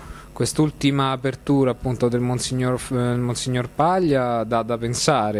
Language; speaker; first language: Italian; native; Italian